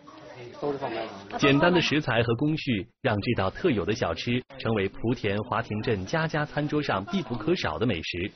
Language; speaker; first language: Chinese; native; Chinese